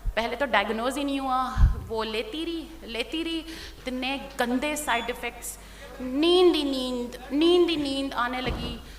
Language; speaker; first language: Hindi; native; Hindi